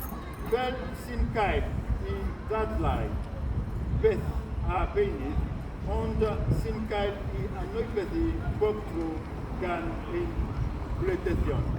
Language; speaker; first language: Welsh; non-native, fluent; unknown